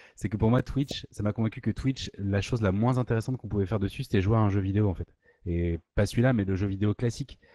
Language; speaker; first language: French; native; French